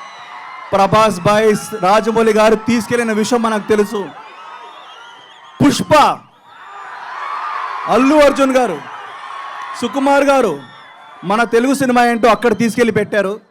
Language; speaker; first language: Telugu; native; Telugu